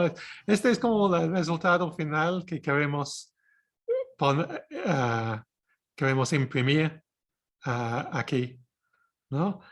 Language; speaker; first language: Spanish; non-native, fluent; English